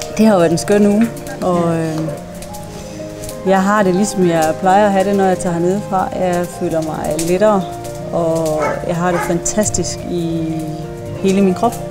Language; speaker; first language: Danish; native; Danish